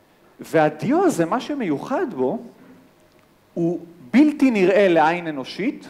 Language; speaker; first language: Hebrew; native; Hebrew